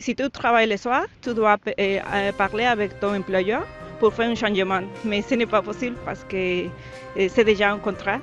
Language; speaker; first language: French; non-native, learner; Spanish